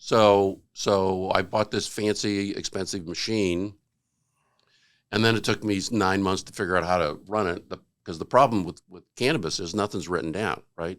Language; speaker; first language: English; native; English